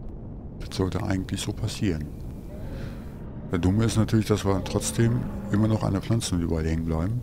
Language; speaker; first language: German; native; German